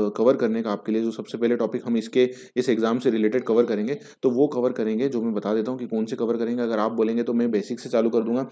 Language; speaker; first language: Hindi; native; Hindi